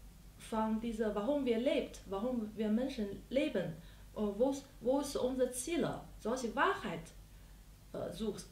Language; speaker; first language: German; non-native, learner; Chinese